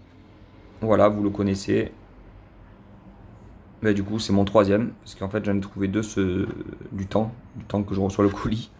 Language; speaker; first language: French; native; French